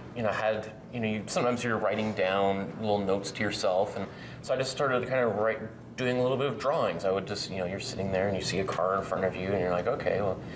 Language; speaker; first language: English; native; English